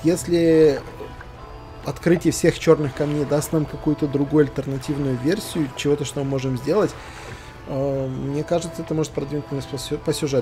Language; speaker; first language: Russian; native; Russian